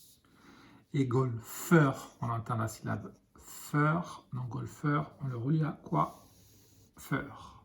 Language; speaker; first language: French; native; French